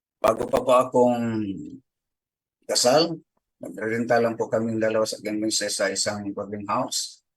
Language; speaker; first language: Filipino; non-native, local second language; Cebuano